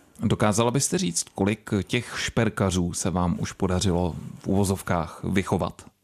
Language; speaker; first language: Czech; native; Czech